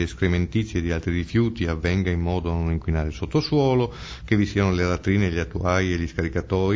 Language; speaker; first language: Italian; native; Italian